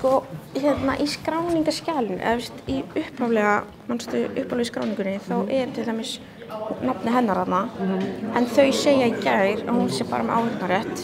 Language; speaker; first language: Icelandic; native; Icelandic